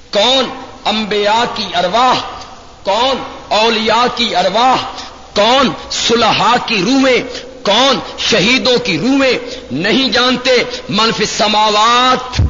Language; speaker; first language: Urdu; non-native, local second language; Punjabi